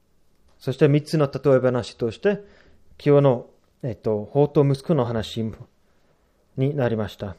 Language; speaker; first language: Japanese; non-native, fluent; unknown